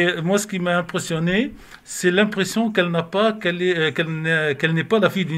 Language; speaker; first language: French; native; French